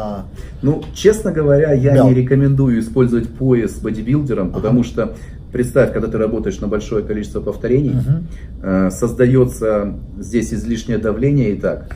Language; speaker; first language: Russian; native; Russian